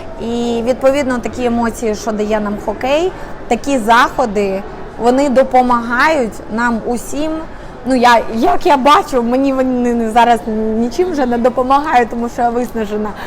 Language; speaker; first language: Ukrainian; native; Ukrainian